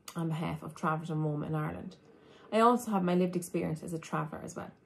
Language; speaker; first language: English; native; English